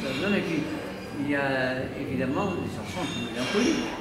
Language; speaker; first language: French; non-native, fluent; Dutch